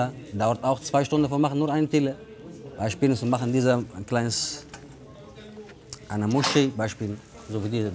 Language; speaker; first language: German; non-native, learner; Arabic